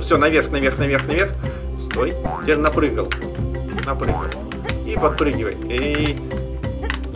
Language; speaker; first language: Russian; native; Russian